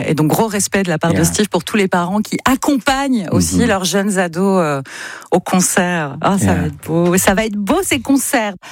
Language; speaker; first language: French; native; French